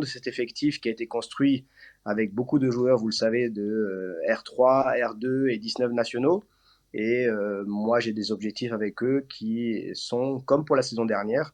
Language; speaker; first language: French; native; French